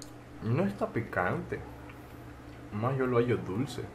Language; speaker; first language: Spanish; native; Spanish